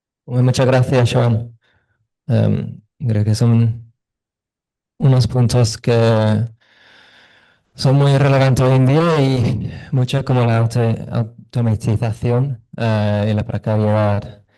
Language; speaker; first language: Spanish; non-native, fluent; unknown